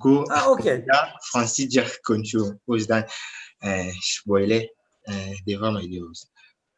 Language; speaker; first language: Turkish; non-native, learner; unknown